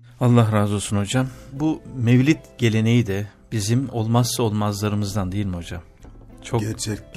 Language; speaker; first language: Turkish; native; Turkish